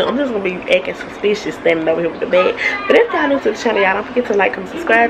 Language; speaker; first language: English; native; English